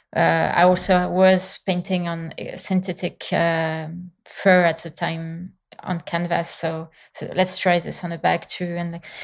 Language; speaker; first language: English; non-native, fluent; French